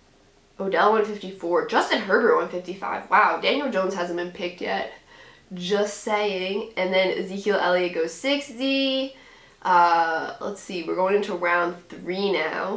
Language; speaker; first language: English; native; English